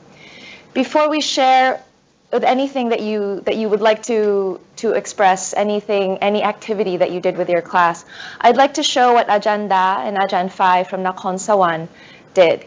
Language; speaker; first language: English; non-native, fluent; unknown